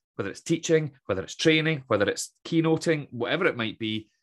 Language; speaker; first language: English; native; English